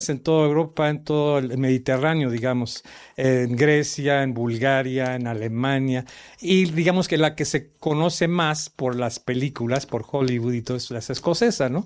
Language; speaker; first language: Spanish; early bilingual, heritage; Spanish